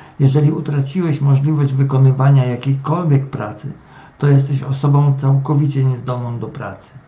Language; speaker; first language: Polish; native; Polish